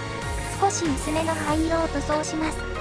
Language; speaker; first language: Japanese; native; Japanese